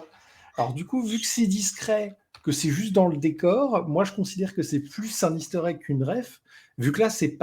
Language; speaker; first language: French; native; French